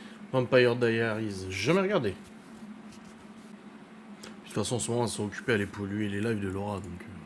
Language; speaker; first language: French; native; French